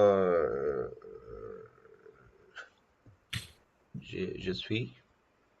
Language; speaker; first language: French; non-native, learner; Telugu